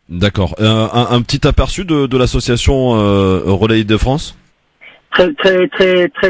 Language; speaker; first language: French; native; French